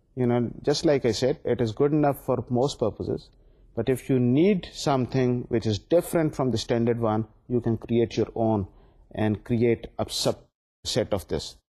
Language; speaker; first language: English; non-native, local second language; Urdu